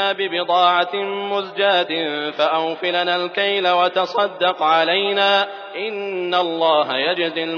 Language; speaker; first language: Arabic; native; Arabic